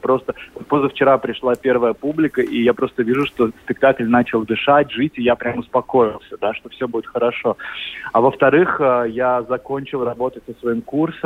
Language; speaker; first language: Russian; native; Russian